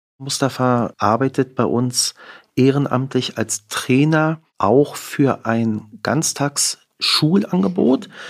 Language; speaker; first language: German; native; German